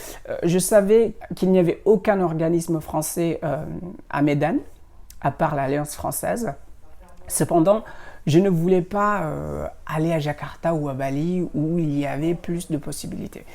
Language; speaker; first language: French; non-native, fluent; Indonesian